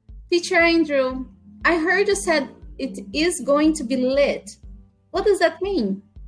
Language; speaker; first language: English; non-native, fluent; Portuguese